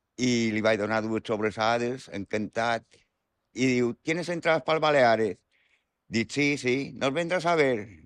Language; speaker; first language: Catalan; native; Catalan